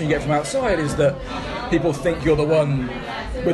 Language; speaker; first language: English; native; English